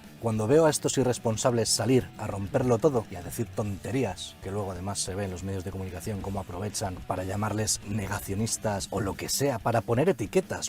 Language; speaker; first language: Spanish; native; Spanish